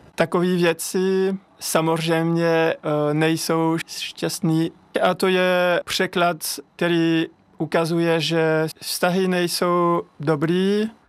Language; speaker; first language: Czech; non-native, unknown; French